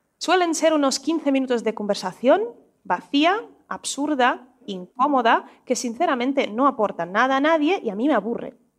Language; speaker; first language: Spanish; non-native, fluent; Russian